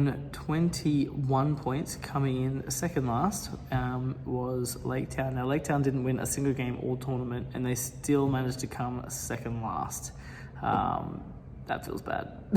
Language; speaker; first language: English; native; English